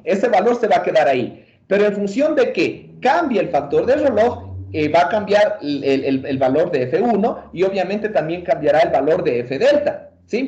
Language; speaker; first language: Spanish; native; Spanish